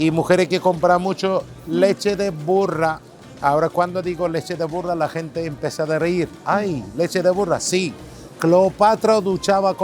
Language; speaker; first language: Spanish; non-native, learner; Turkish